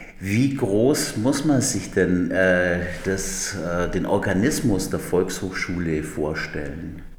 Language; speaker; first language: German; native; German